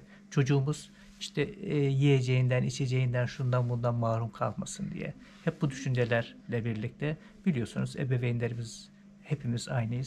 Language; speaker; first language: Turkish; native; Turkish